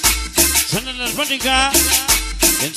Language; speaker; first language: Spanish; native; Spanish